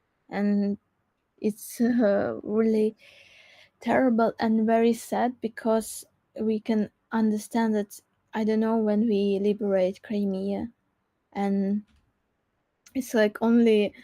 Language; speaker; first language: English; non-native, learner; Crimean Tatar